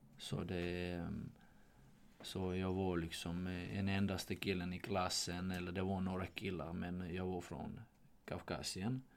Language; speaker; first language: Swedish; non-native, fluent; Georgian